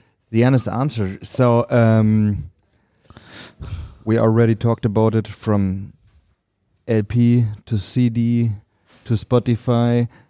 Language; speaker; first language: English; non-native, fluent; German